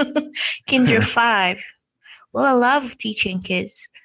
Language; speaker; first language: English; non-native, fluent; Persian